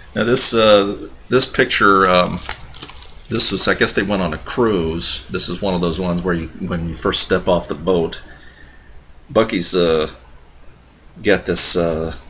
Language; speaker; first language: English; native; English